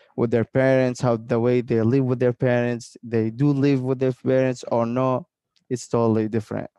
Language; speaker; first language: English; non-native, fluent; Arabic